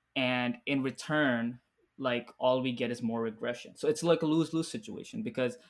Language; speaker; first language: English; early bilingual, other home language; Arabic